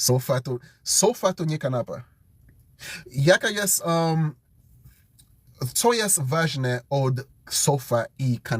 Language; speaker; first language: Polish; non-native, learner; English